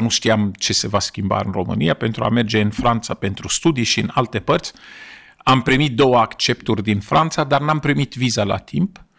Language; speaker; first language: Romanian; non-native, fluent; Arabic